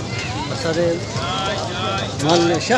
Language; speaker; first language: Arabic; non-native, learner; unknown